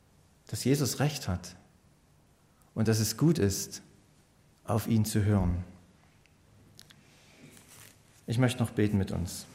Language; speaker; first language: German; native; German